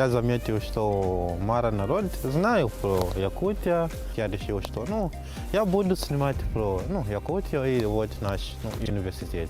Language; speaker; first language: Russian; non-native, learner; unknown